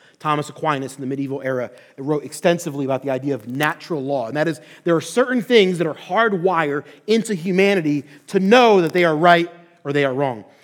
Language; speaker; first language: English; native; English